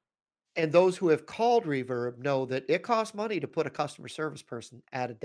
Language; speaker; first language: English; native; English